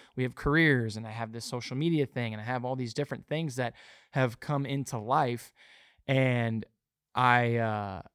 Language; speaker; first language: English; native; English